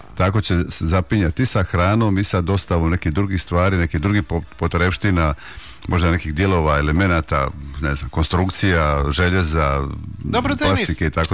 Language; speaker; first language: Croatian; native; Croatian